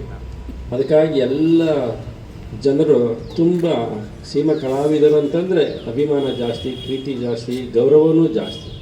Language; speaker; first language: Kannada; native; Kannada